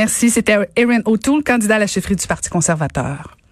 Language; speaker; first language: French; native; French